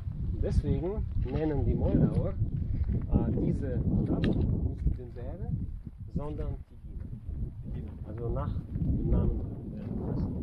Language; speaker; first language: German; non-native, fluent; Romanian